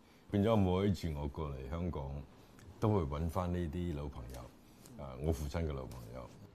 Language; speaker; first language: Chinese; native; Chinese